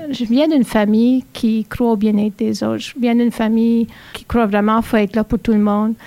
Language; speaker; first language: French; native; French